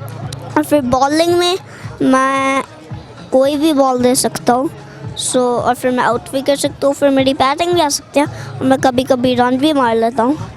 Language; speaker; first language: Hindi; early bilingual, heritage; Hindi